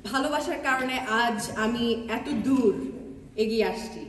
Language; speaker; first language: Bangla; non-native, fluent; English